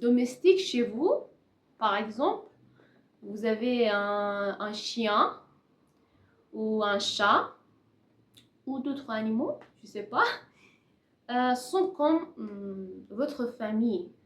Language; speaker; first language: French; non-native, learner; Persian